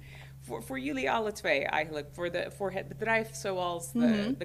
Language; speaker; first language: Dutch; non-native, fluent; English